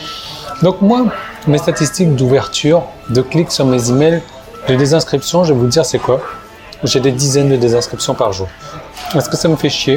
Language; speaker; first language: French; native; French